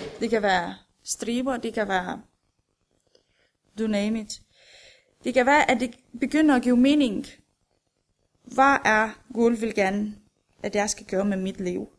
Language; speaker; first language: Danish; non-native, fluent; Romanian